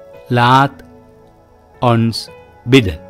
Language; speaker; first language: Dutch; non-native, fluent; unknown